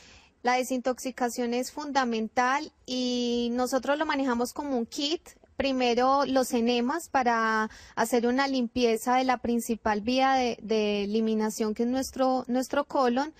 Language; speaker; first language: Spanish; native; Spanish